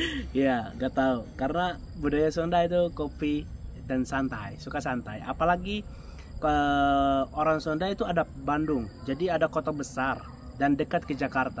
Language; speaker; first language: Indonesian; non-native, fluent; Arabic